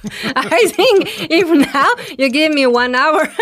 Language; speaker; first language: English; non-native, fluent; Chinese